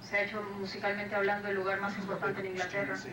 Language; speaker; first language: Spanish; native; Spanish